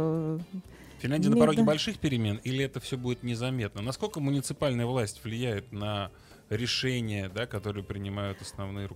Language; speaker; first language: Russian; native; Russian